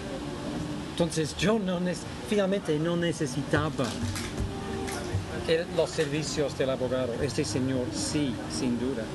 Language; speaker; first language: Spanish; non-native, fluent; English